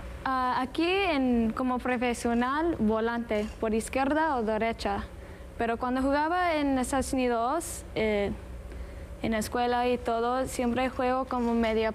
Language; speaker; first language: Spanish; early bilingual, heritage; English